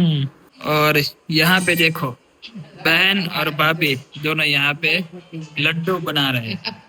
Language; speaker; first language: Hindi; non-native, local second language; Gujarati